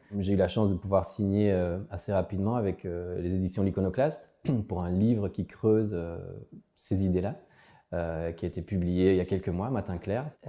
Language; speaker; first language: French; early bilingual, other home language; Spanish